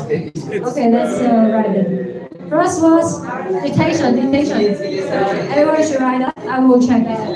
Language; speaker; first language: English; non-native, learner; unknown